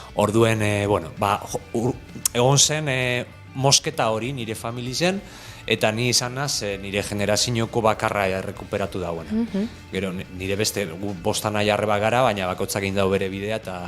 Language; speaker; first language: Basque; non-native, local second language; Spanish